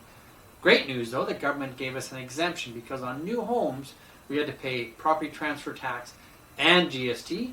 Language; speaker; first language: English; native; English